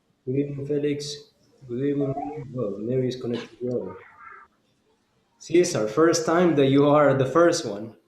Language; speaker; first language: English; non-native, fluent; Spanish